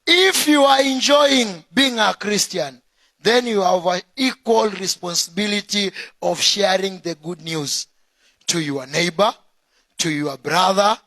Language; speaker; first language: English; non-native, local second language; Swahili